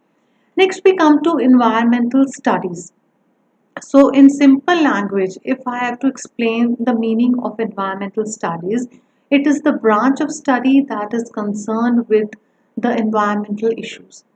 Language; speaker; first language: English; non-native, local second language; Punjabi